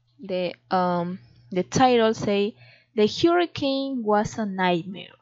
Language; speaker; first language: English; non-native, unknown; Spanish